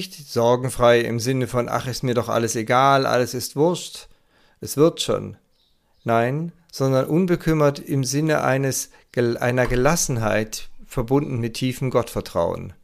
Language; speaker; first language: German; native; German